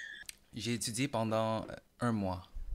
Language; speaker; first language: French; non-native, fluent; Korean